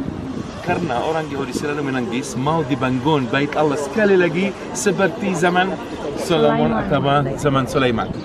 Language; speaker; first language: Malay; non-native, learner; Arabic